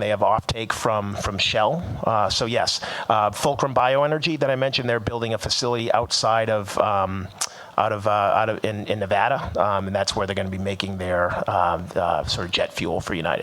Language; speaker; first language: English; native; English